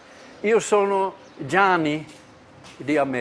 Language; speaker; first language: Italian; non-native, learner; Czech